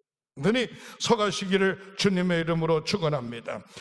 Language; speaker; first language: Korean; native; Korean